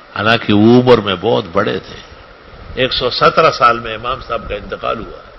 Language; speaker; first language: Urdu; non-native, local second language; Pashto